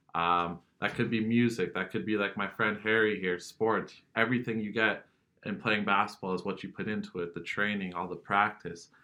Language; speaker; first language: English; native; English